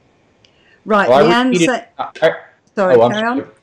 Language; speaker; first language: English; native; English